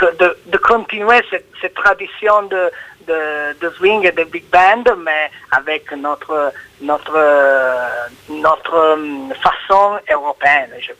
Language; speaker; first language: French; non-native, learner; Italian